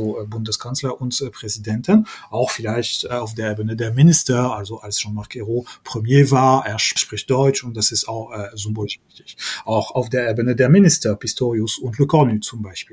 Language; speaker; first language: German; non-native, fluent; French